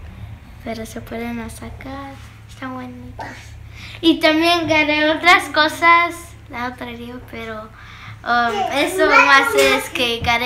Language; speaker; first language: Spanish; early bilingual, heritage; Spanish